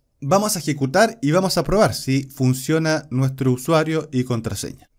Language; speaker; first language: Spanish; native; Spanish